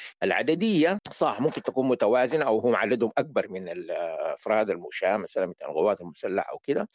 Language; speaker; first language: Arabic; native; Arabic